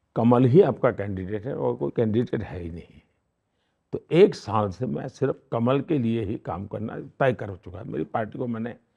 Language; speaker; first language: Hindi; non-native, local second language; Gujarati